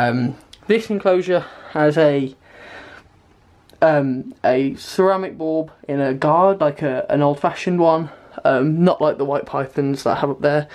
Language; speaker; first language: English; native; English